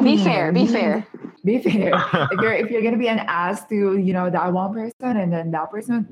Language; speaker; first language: English; non-native, local second language; Filipino